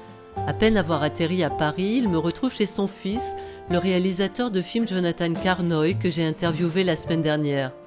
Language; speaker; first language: French; native; French